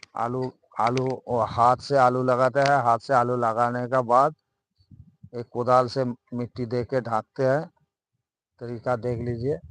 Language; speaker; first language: Hindi; non-native, local second language; Bangla